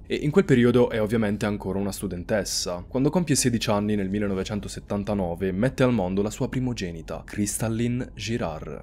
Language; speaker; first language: Italian; native; Italian